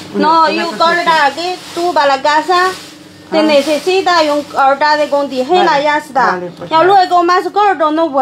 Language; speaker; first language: Spanish; non-native, learner; Chinese